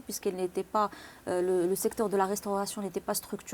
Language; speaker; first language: French; non-native, local second language; Arabic